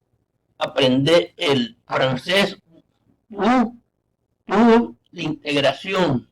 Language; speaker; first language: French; non-native, learner; Spanish